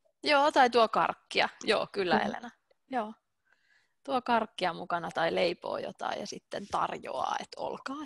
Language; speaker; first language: Finnish; native; Finnish